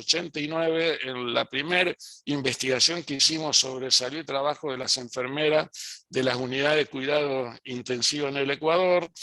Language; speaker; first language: Spanish; native; Spanish